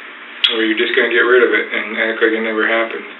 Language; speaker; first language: English; native; English